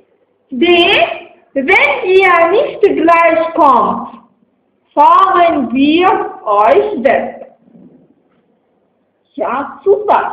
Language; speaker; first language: German; non-native, fluent; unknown